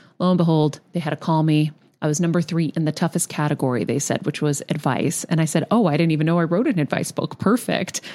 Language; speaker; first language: English; native; English